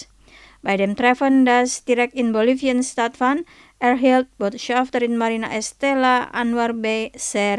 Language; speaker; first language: German; non-native, fluent; Indonesian